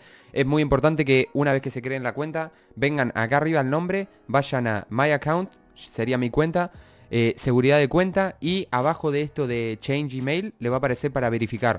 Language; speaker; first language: Spanish; native; Spanish